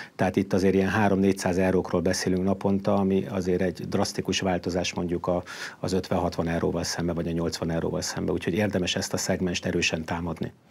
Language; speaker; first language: Hungarian; native; Hungarian